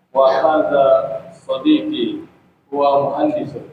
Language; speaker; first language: Arabic; non-native, learner; Indonesian